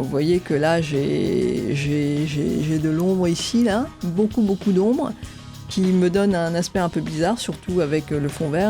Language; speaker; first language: French; native; French